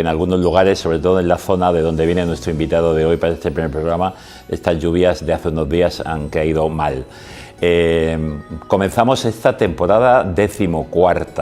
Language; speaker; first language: Spanish; native; Spanish